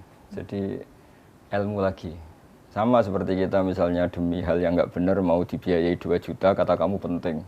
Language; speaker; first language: Indonesian; native; Indonesian